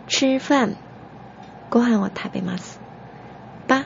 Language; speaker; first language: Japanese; non-native, fluent; Chinese